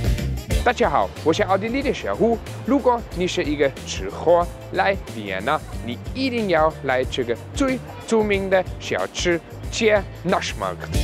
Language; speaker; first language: Chinese; non-native, fluent; German